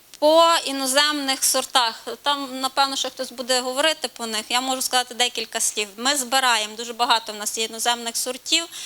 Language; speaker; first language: Ukrainian; native; Ukrainian